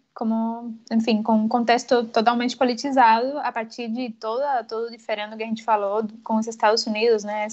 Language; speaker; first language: Portuguese; non-native, fluent; Spanish